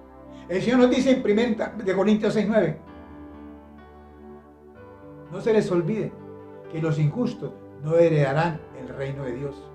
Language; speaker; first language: Spanish; native; Spanish